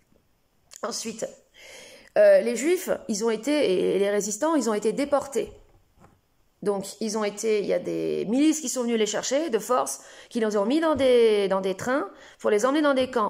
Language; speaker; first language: French; native; French